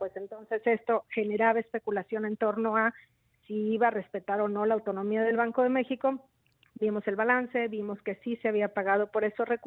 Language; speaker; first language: Spanish; native; Spanish